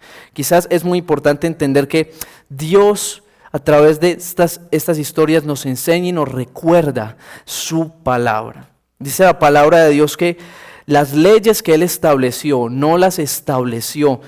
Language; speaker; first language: Spanish; native; Spanish